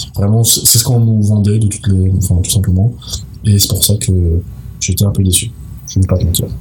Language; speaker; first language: French; non-native, local second language; Arabic